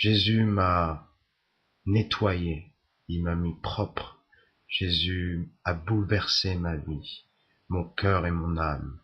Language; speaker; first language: French; native; French